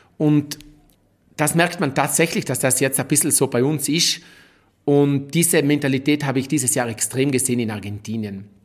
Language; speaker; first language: German; native; German